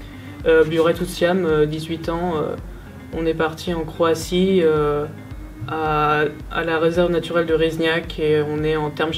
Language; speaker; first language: French; native; French